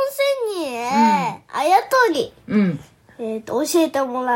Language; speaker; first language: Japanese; early bilingual, other home language; Korean